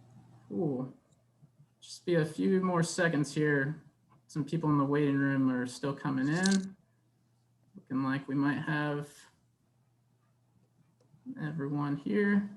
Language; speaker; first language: English; native; English